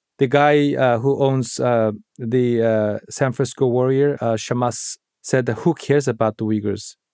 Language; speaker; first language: English; non-native, fluent; Uyghur